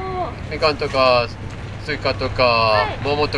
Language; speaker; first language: Japanese; non-native, learner; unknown